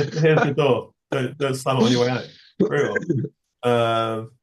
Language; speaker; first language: English; native; English